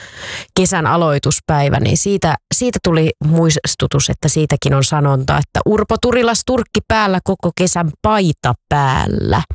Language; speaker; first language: Finnish; native; Finnish